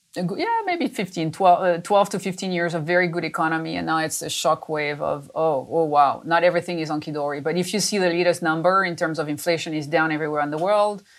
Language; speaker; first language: English; non-native, fluent; French